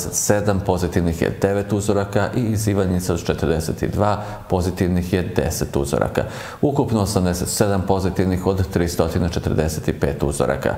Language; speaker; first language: Serbian; native; Serbian